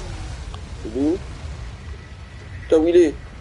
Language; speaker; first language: French; native; French